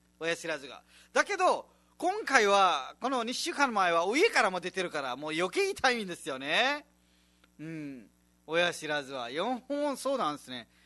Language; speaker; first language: Japanese; non-native, fluent; Nepali